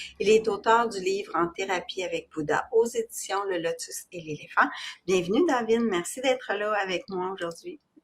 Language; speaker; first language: French; native; French